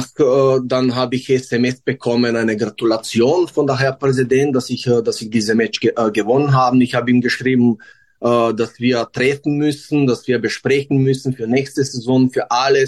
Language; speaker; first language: German; non-native, fluent; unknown